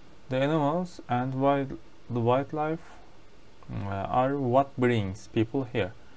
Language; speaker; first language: English; non-native, fluent; Turkish